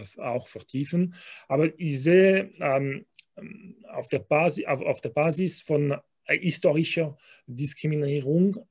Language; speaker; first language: German; non-native, local second language; French